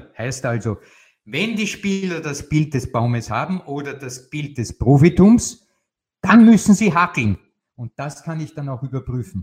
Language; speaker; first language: German; native; German